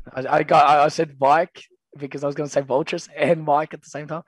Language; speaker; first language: English; native; English